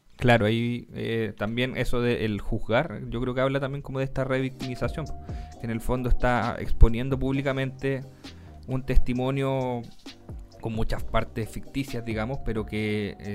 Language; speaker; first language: Spanish; native; Spanish